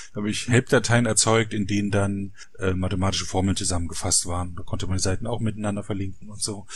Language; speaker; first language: German; native; German